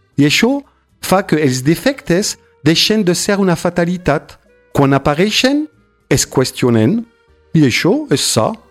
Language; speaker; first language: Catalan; non-native, fluent; French